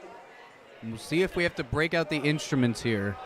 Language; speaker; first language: English; native; English